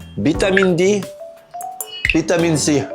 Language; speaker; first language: Korean; non-native, fluent; French